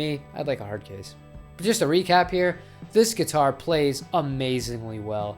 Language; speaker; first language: English; native; English